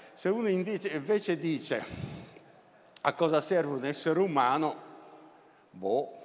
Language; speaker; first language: Italian; native; Italian